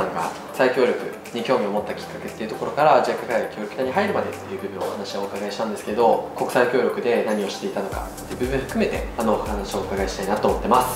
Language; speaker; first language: Japanese; native; Japanese